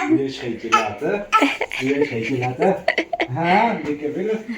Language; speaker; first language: Dutch; native; Dutch